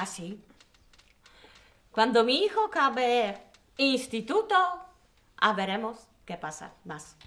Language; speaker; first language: Spanish; non-native, learner; Polish